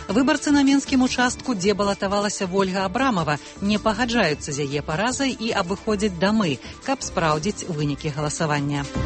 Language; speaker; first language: Belarusian; native; Belarusian